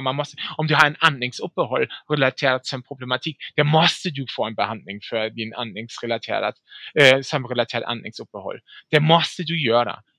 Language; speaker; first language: Swedish; non-native, fluent; German